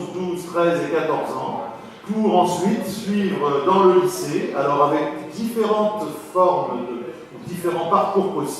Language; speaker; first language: French; native; French